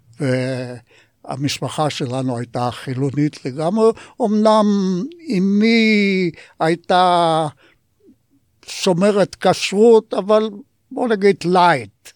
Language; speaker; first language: Hebrew; non-native, fluent; Polish